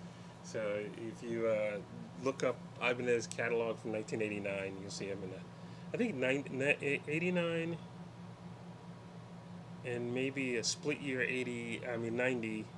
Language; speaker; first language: English; native; English